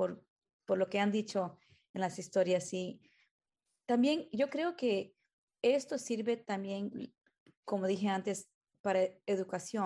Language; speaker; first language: Spanish; early bilingual, heritage; Spanish